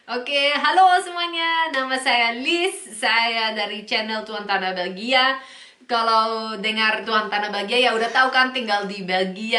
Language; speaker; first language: Indonesian; non-native, fluent; Dutch